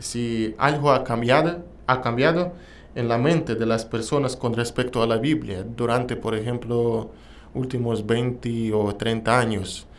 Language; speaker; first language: Spanish; non-native, learner; Russian